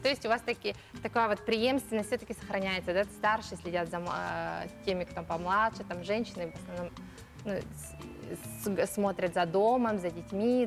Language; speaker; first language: Russian; native; Russian